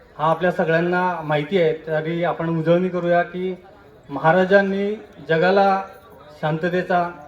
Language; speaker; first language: Marathi; non-native, local second language; Lambadi